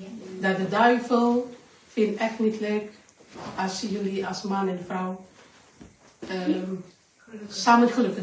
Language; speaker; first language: Dutch; non-native, learner; Indonesian